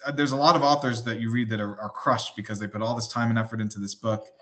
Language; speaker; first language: English; native; English